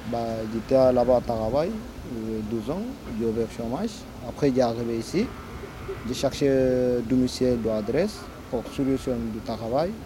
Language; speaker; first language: French; non-native, learner; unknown